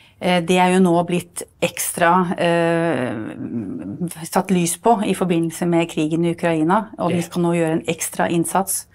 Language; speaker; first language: Norwegian; native; Norwegian